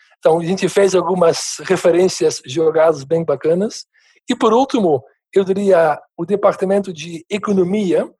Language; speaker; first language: Portuguese; non-native, fluent; Dutch